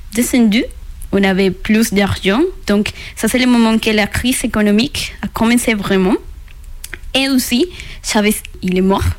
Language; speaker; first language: French; non-native, learner; Spanish